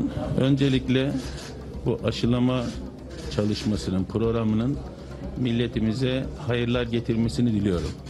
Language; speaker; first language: Turkish; native; Turkish